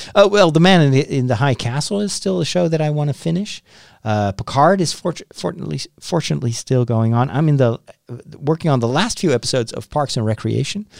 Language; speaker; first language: English; non-native, fluent; Dutch